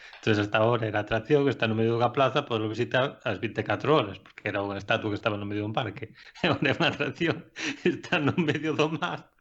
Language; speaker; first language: Galician; non-native, local second language; Spanish